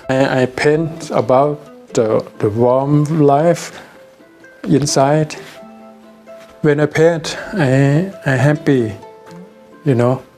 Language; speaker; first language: English; non-native, learner; Thai